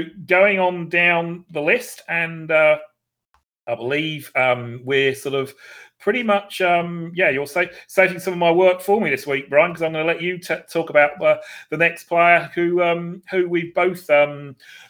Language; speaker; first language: English; native; English